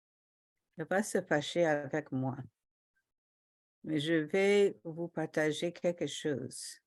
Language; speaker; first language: French; non-native, local second language; Haitian Creole